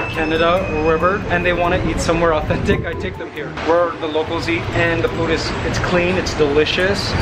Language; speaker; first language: English; native; English